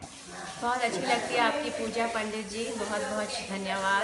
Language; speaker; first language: Hindi; native; Hindi